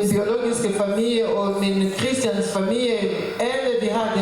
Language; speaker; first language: Danish; non-native, learner; French